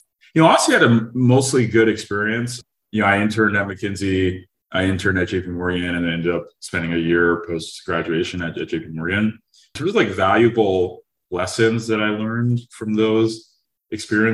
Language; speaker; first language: English; native; English